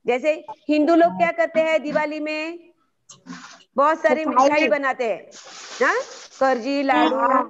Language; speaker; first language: Hindi; non-native, local second language; Marathi